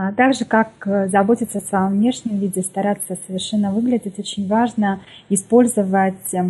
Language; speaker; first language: Russian; native; Russian